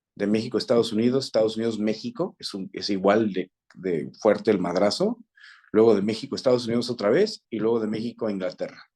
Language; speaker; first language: Spanish; native; Spanish